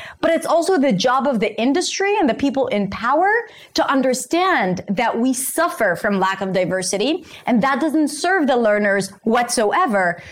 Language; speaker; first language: English; non-native, fluent; Hebrew